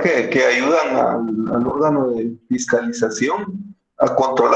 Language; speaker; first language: Spanish; native; Spanish